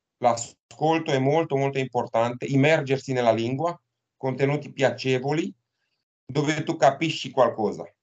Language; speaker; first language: Italian; non-native, fluent; Romanian